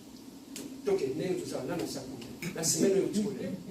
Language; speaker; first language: French; non-native, local second language; Lingala